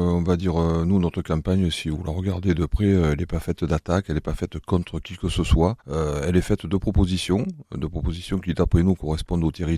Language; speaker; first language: French; native; French